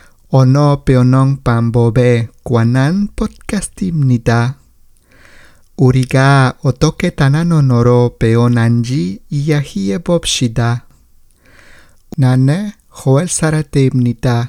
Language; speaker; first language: Korean; non-native, learner; Spanish